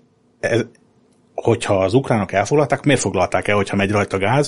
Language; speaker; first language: Hungarian; native; Hungarian